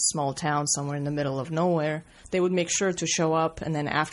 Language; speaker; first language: English; non-native, fluent; Russian